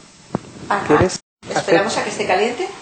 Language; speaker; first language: Spanish; native; Spanish